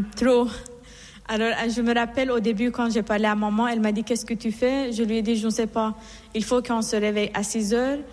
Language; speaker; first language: French; non-native, fluent; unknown